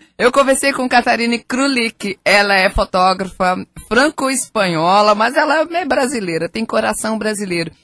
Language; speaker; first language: Portuguese; native; Portuguese